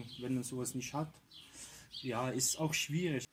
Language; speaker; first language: German; non-native, fluent; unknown